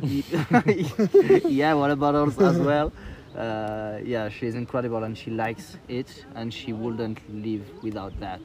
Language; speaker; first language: English; non-native, fluent; French